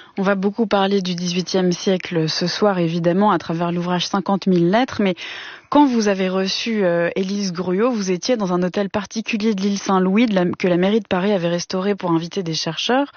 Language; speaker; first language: French; native; French